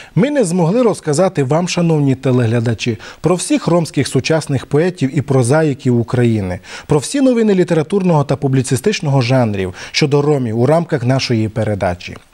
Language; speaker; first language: Ukrainian; non-native, local second language; Romany